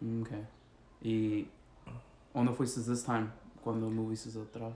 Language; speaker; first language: Spanish; early bilingual, heritage; Spanish